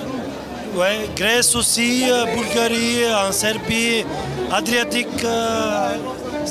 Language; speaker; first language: French; non-native, learner; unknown